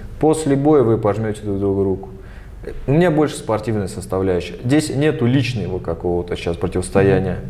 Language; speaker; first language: Russian; early bilingual, other home language; Armenian